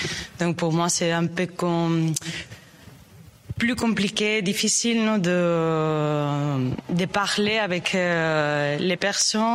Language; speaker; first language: French; non-native, learner; Spanish